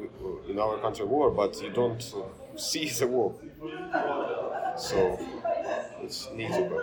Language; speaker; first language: English; non-native, learner; Ukrainian